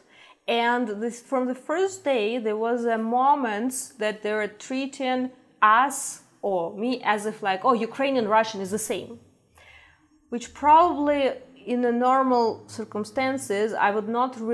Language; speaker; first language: English; non-native, fluent; Ukrainian